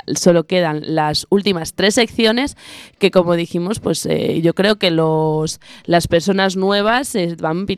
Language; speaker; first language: Spanish; native; Spanish